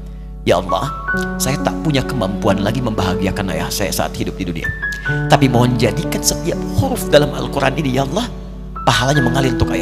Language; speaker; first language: Indonesian; native; Indonesian